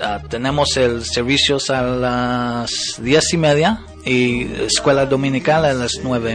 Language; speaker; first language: Spanish; early bilingual, heritage; English